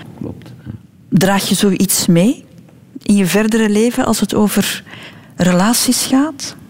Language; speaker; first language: Dutch; native; Dutch